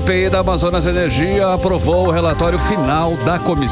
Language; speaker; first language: Portuguese; native; Portuguese